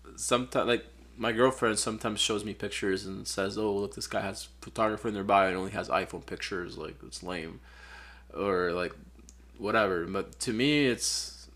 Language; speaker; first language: English; non-native, fluent; Spanish